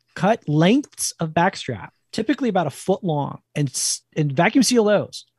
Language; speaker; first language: English; native; English